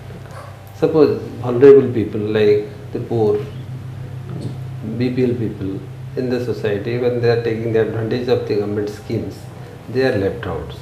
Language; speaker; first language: English; non-native, local second language; Odia